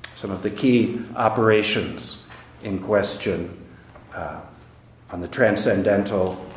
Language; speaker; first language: English; native; English